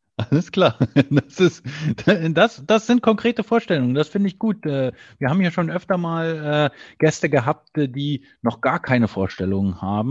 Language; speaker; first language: German; native; German